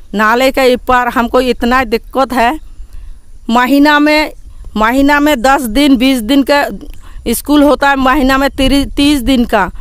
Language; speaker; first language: Hindi; native; Hindi